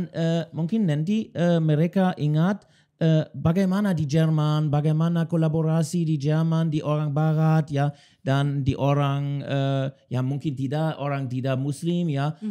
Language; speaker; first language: Indonesian; non-native, learner; German